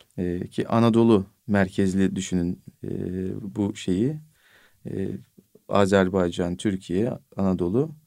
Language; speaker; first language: Turkish; native; Turkish